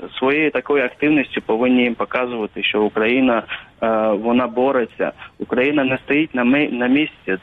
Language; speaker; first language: Ukrainian; non-native, local second language; Crimean Tatar